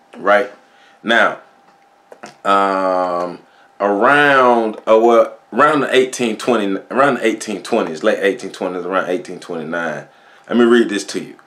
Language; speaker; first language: English; native; English